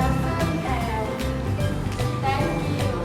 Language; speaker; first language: English; non-native, learner; Thai